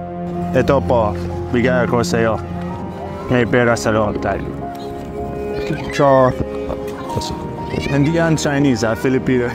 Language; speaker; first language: Filipino; non-native, learner; Arabic